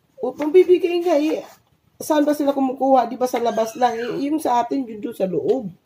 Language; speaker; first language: Filipino; non-native, local second language; Cebuano